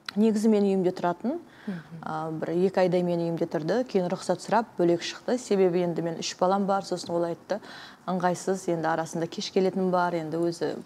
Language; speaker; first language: Kazakh; non-native, fluent; Uzbek